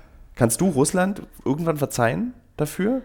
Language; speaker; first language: German; native; German